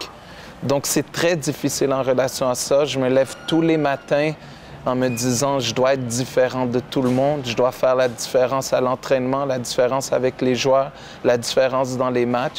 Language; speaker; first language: French; non-native, local second language; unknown